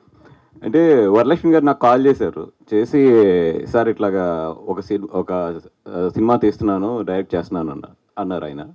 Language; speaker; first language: Telugu; native; Telugu